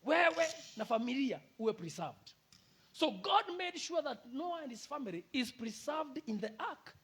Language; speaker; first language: English; non-native, local second language; Swahili